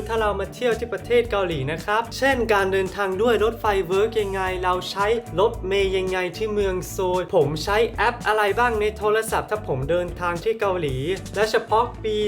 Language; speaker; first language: Thai; non-native, fluent; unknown